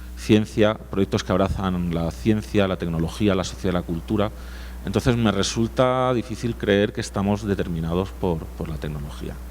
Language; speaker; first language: Spanish; native; Spanish